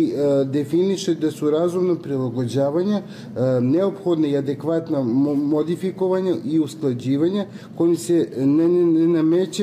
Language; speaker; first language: Serbian; native; Serbian